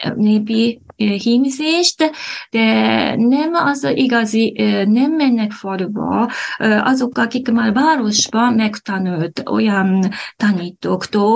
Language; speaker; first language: Hungarian; non-native, fluent; Japanese